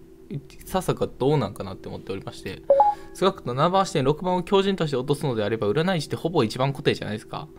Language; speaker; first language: Japanese; native; Japanese